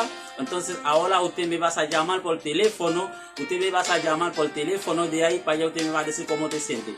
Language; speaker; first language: Spanish; non-native, learner; Haitian Creole